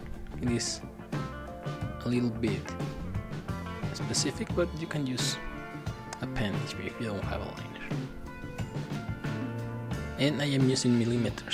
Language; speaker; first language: English; non-native, fluent; Spanish